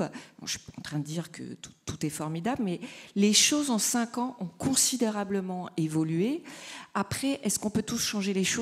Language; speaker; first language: French; native; French